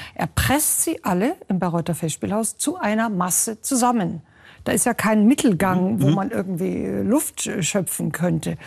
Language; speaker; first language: German; native; German